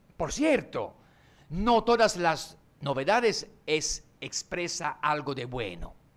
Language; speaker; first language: Spanish; non-native, fluent; Italian